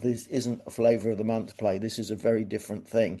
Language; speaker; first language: English; native; English